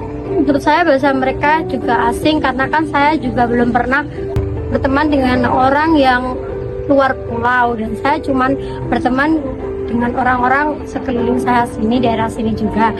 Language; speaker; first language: Indonesian; non-native, local second language; Javanese